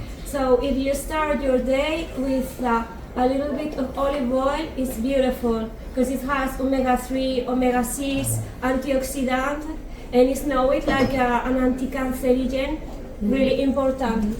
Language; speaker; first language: English; non-native, learner; French